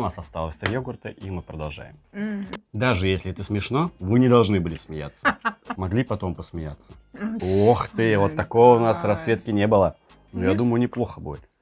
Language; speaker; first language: Russian; native; Russian